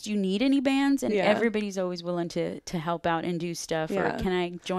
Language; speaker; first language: English; native; English